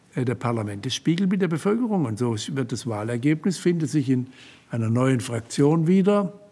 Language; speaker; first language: German; native; German